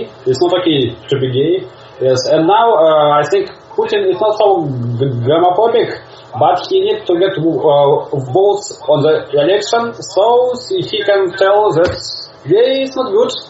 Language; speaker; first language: English; non-native, learner; Russian